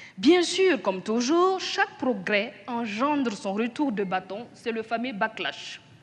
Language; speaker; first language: French; non-native, local second language; Mossi